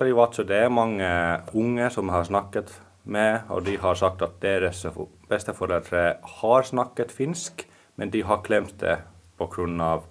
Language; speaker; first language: Norwegian; non-native, fluent; Finnish